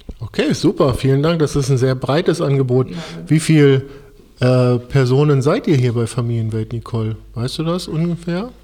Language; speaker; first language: German; native; German